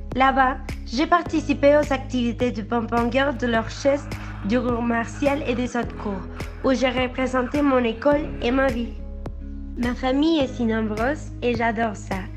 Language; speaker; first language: French; non-native, learner; Spanish